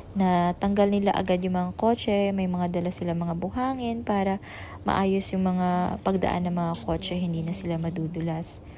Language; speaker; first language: Filipino; native; Filipino